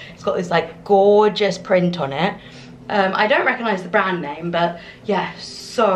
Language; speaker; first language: English; native; English